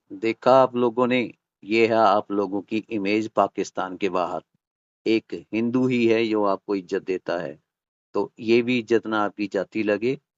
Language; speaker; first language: Hindi; native; Hindi